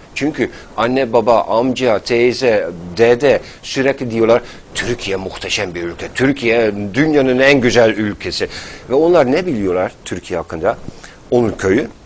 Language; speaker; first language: Turkish; non-native, fluent; Dutch